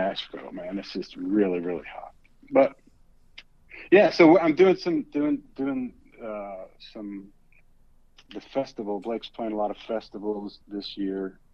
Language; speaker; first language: English; native; English